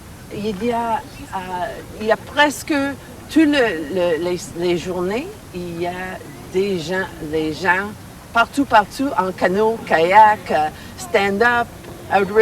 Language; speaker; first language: French; non-native, learner; English